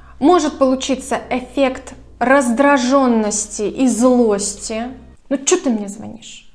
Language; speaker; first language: Russian; native; Russian